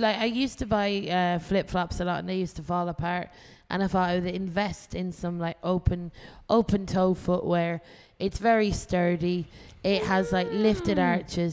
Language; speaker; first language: English; native; English